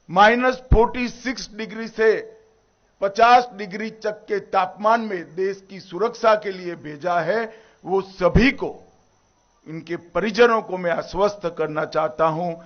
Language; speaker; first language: Hindi; non-native, local second language; Gujarati